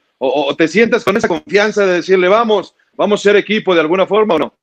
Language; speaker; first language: Spanish; native; Spanish